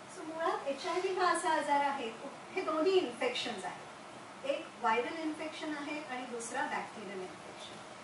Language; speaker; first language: Marathi; non-native, local second language; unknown